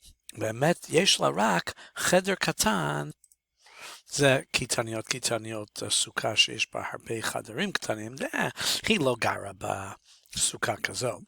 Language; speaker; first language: Hebrew; non-native, fluent; English